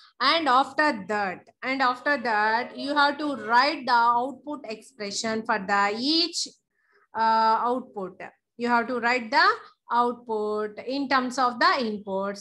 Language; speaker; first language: English; non-native, local second language; Telugu